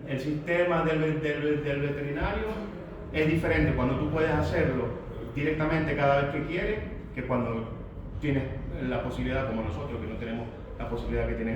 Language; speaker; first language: Spanish; native; Spanish